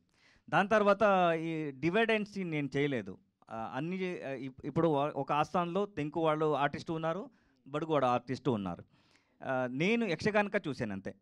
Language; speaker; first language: Telugu; non-native, learner; Kannada